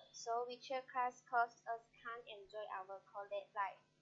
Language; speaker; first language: English; non-native, learner; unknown